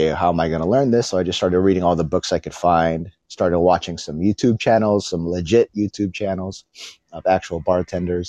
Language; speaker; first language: English; early bilingual, other home language; Filipino